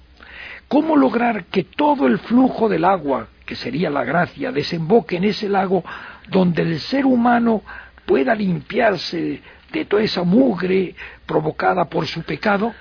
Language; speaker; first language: Spanish; native; Spanish